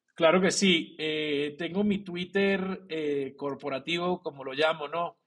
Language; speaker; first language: Spanish; native; Spanish